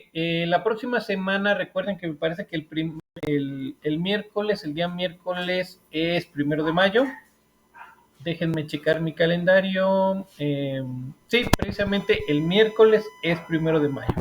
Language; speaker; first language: Spanish; native; Spanish